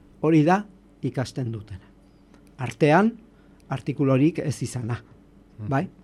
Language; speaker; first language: Basque; native; Basque